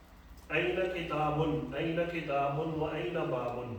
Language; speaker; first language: Arabic; non-native, fluent; Urdu